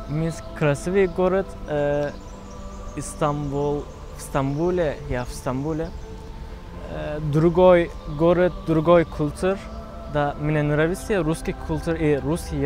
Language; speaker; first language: Russian; non-native, learner; Turkish